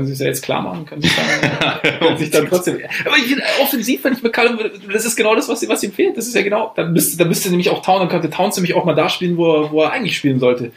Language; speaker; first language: German; native; German